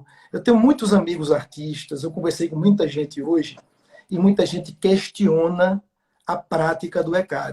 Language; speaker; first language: Portuguese; native; Portuguese